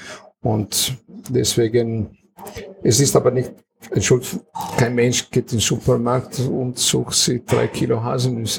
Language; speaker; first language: German; non-native, fluent; Italian